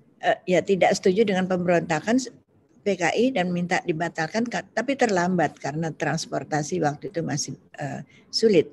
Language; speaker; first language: Indonesian; native; Indonesian